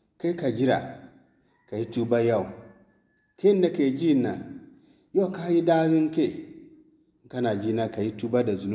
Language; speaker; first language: Hausa; non-native, local second language; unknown